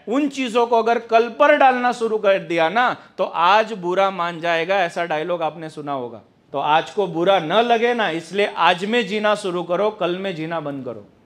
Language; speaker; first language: Hindi; non-native, local second language; Gujarati